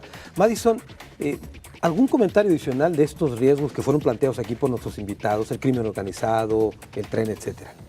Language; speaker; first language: Spanish; native; Spanish